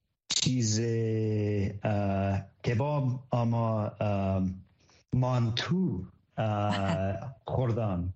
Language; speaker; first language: Persian; non-native, learner; English